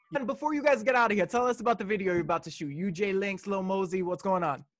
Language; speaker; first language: English; native; English